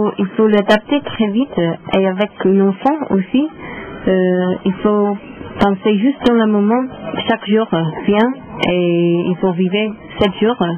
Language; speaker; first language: French; non-native, learner; English